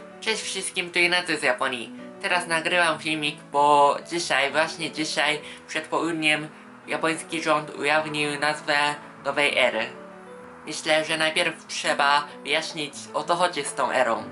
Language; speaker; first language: Polish; non-native, fluent; Japanese